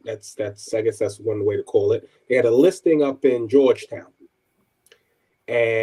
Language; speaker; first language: English; native; English